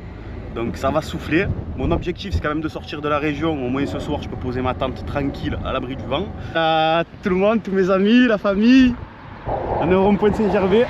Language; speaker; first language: French; native; French